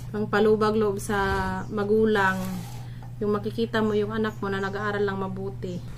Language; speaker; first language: Filipino; non-native, local second language; Bikol